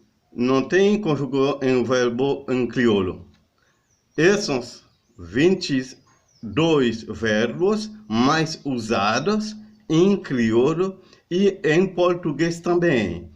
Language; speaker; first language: Portuguese; non-native, learner; Haitian Creole